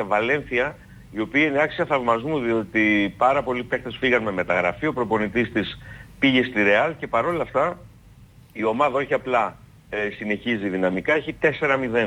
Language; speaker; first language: Greek; native; Greek